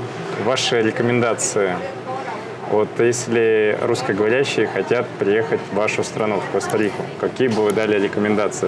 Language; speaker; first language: Russian; native; Russian